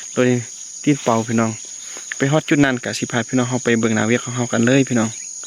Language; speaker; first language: Lao; non-native, local second language; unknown